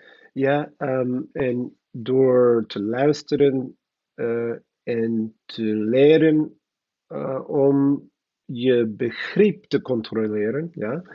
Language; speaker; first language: Dutch; non-native, learner; English